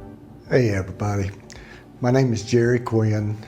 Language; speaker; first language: English; native; English